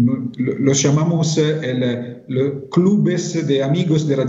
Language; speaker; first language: Spanish; non-native, fluent; Italian